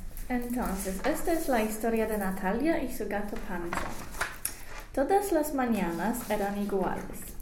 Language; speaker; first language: Spanish; non-native, learner; English